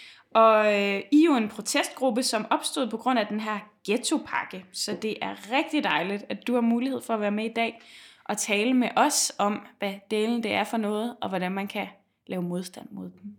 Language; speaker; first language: Danish; native; Danish